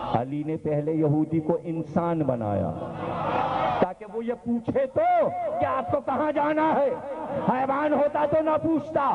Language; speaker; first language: Urdu; native; Urdu